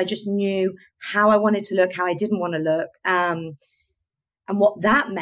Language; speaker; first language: English; native; English